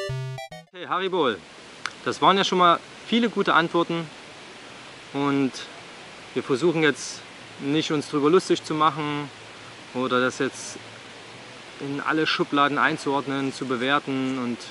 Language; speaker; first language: German; native; German